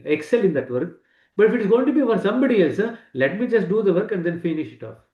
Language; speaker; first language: English; non-native, local second language; Kannada